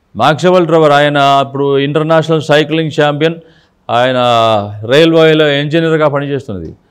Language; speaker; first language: Telugu; non-native, fluent; Malayalam